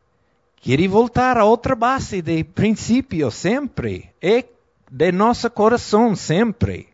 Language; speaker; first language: Portuguese; non-native, fluent; Spanish